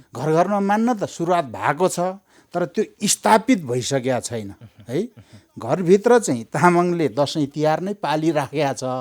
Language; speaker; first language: Nepali; non-native, local second language; Eastern Tamang